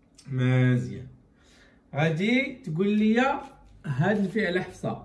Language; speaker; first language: Arabic; native; Arabic